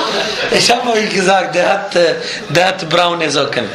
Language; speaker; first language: German; non-native, fluent; Arabic